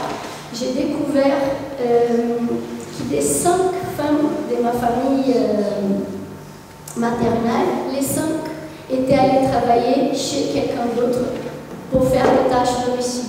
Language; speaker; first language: French; non-native, fluent; Portuguese